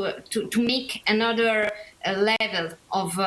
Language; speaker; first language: English; non-native, learner; Italian